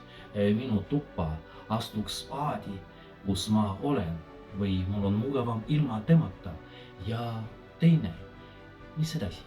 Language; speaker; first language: Estonian; non-native, fluent; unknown